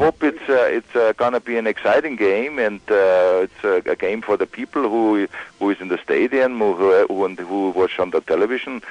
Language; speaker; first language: English; non-native, fluent; German